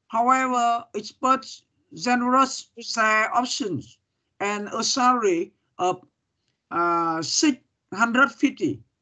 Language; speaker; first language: English; non-native, learner; Vietnamese